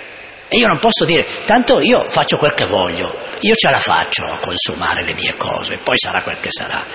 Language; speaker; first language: Italian; native; Italian